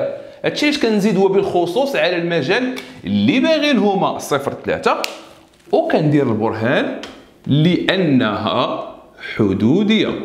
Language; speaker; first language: Arabic; native; Arabic